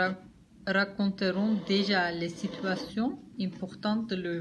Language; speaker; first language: French; non-native, learner; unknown